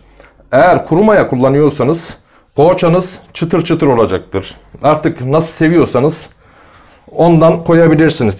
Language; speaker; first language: Turkish; native; Turkish